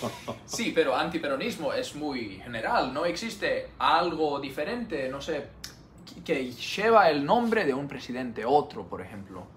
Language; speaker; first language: Spanish; non-native, learner; Greek